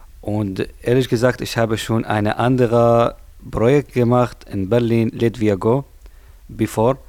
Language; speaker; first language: German; non-native, learner; Arabic